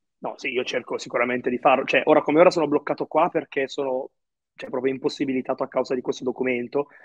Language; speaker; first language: Italian; early bilingual, other home language; Arabic